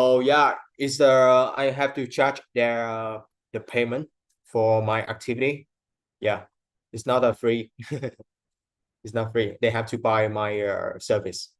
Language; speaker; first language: English; non-native, fluent; Vietnamese